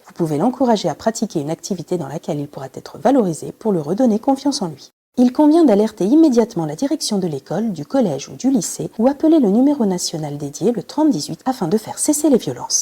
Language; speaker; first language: French; native; French